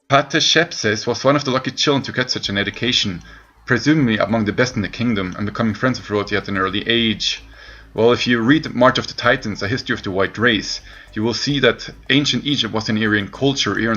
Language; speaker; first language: English; non-native, fluent; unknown